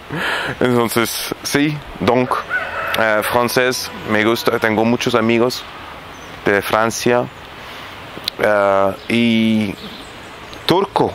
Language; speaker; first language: Spanish; non-native, fluent; Arabic